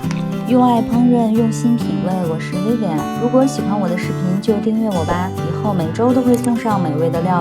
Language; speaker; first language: Chinese; native; Chinese